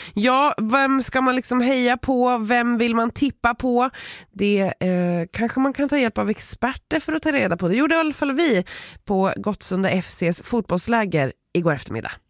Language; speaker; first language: Swedish; native; Swedish